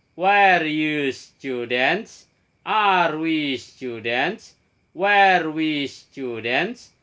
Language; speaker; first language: English; non-native, fluent; Indonesian